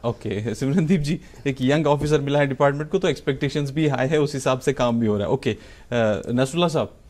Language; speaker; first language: Hindi; non-native, local second language; Kashmiri